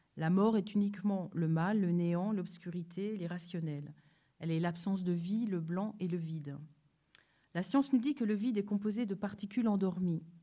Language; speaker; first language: French; native; French